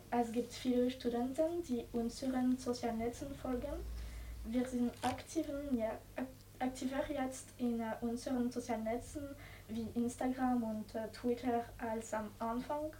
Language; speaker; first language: German; non-native, learner; French